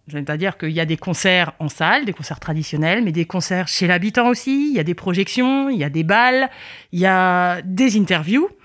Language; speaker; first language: French; native; French